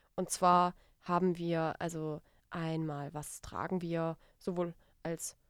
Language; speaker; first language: German; native; German